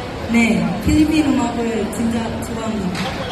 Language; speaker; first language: Korean; non-native, learner; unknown